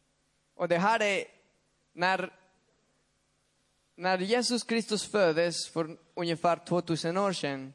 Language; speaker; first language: Swedish; non-native, fluent; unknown